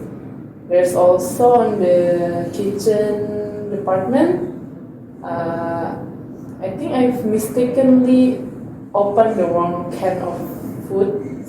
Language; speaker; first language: English; non-native, learner; Indonesian